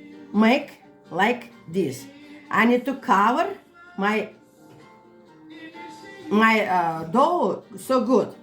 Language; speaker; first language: English; non-native, learner; Russian